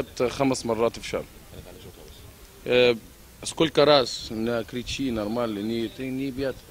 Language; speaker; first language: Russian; non-native, learner; Arabic